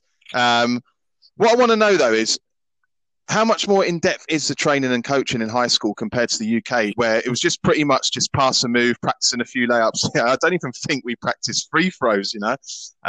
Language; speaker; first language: English; native; English